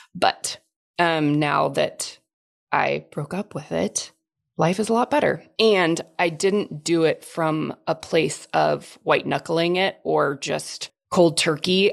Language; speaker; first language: English; native; English